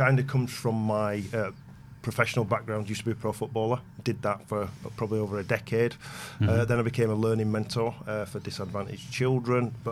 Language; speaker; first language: English; native; English